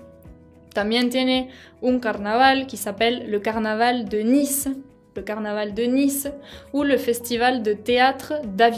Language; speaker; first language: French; non-native, fluent; Spanish